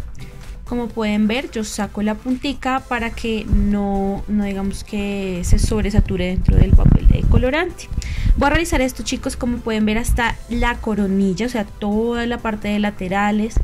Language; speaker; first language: Spanish; native; Spanish